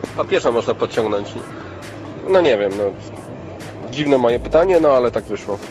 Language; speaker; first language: Polish; native; Polish